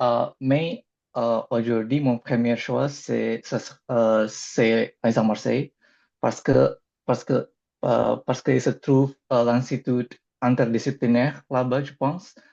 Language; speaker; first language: French; non-native, learner; Indonesian